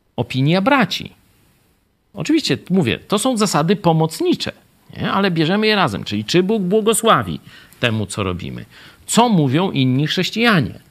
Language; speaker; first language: Polish; native; Polish